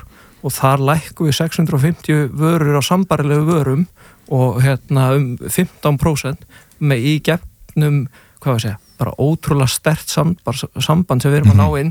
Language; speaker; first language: Icelandic; native; Icelandic